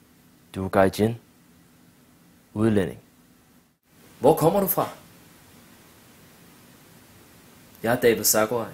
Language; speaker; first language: Danish; early bilingual, other home language; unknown